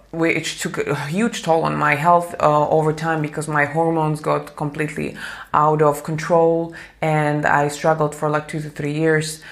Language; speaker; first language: English; non-native, fluent; Slovak